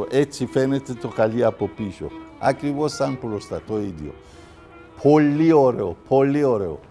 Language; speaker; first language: Greek; non-native, learner; Persian